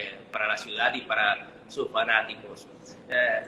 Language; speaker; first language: Spanish; native; Spanish